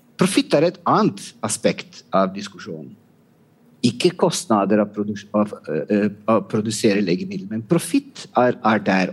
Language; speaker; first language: Norwegian; non-native, fluent; Italian